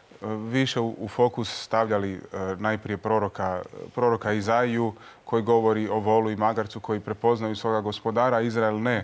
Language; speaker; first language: Croatian; native; Croatian